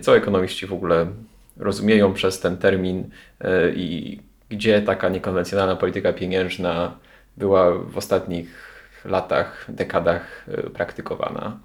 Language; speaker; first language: Polish; native; Polish